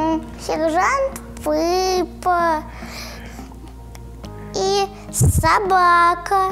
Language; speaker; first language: Russian; native; Russian